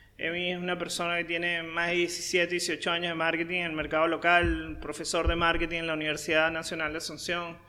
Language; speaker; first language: Spanish; native; Spanish